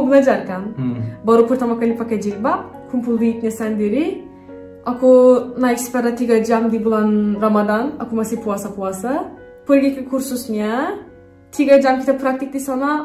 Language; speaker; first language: Indonesian; non-native, fluent; Turkish